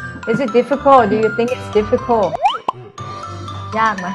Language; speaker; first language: English; non-native, fluent; Thai